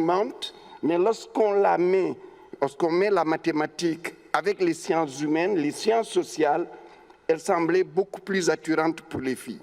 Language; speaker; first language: French; non-native, local second language; Wolof